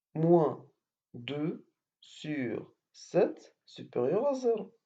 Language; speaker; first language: French; non-native, local second language; Arabic